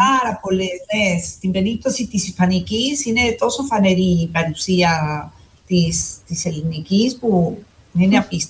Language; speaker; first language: Greek; non-native, fluent; Spanish